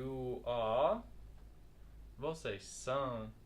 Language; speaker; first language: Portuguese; non-native, fluent; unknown